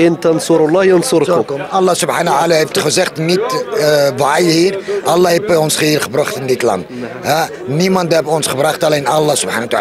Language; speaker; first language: Dutch; early bilingual, other home language; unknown